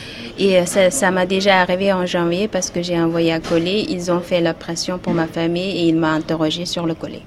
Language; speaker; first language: French; non-native, fluent; Uyghur